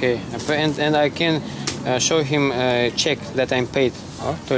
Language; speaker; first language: English; non-native, learner; Kazakh